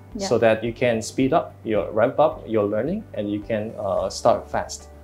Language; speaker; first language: English; non-native, fluent; Korean